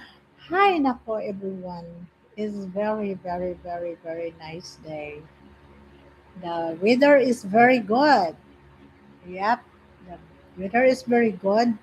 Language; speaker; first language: English; non-native, local second language; Filipino